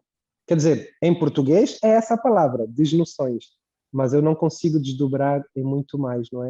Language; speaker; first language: Portuguese; native; Portuguese